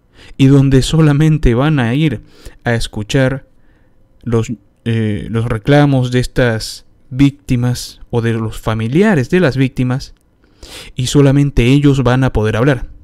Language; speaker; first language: Spanish; native; Spanish